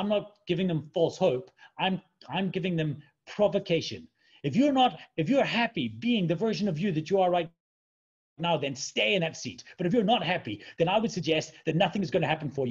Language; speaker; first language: English; native; English